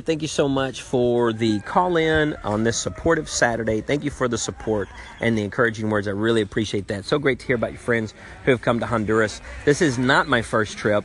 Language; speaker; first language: English; native; English